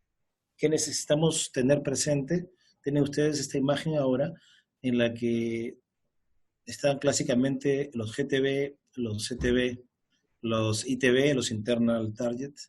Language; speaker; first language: Spanish; native; Spanish